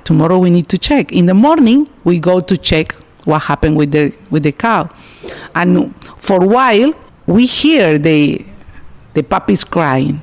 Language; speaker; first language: English; non-native, learner; Spanish